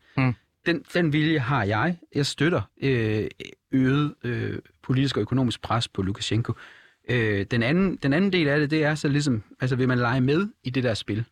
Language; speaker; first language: Danish; native; Danish